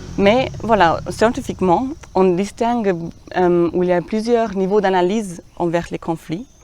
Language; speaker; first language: French; non-native, fluent; German